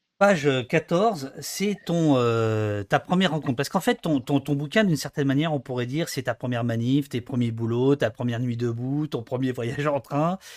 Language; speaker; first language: French; native; French